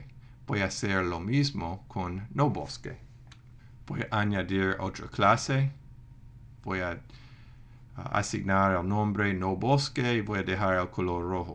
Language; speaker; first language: Spanish; non-native, fluent; English